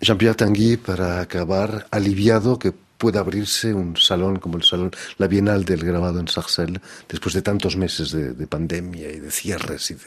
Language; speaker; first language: Spanish; native; Spanish